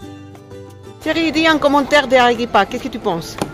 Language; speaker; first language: French; non-native, fluent; Spanish